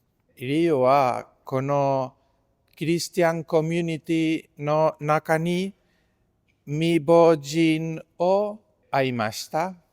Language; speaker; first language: Japanese; non-native, fluent; Spanish